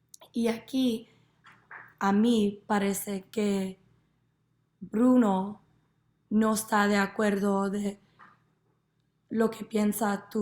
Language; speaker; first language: Spanish; non-native, learner; English